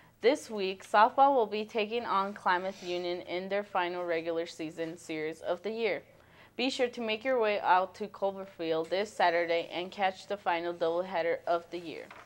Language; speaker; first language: English; early bilingual, other home language; Spanish